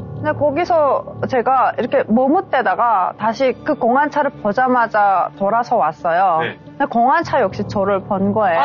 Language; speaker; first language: Korean; native; Korean